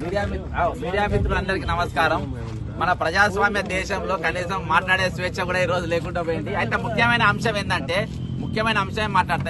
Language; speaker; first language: Telugu; native; Telugu